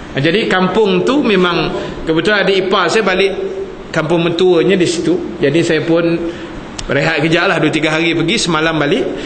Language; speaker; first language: Malay; native; Malay